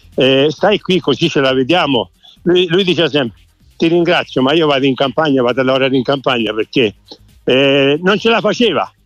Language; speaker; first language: Italian; native; Italian